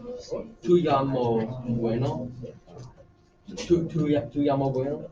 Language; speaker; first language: Spanish; non-native, learner; English